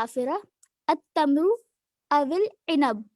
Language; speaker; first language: Arabic; non-native, learner; Urdu